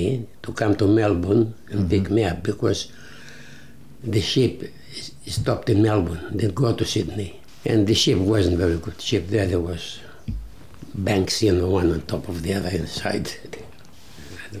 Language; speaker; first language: English; non-native, learner; Greek